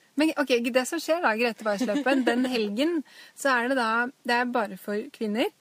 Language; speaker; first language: Norwegian; native; Norwegian